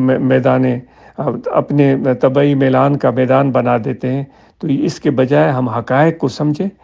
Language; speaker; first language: Urdu; non-native, local second language; Sindhi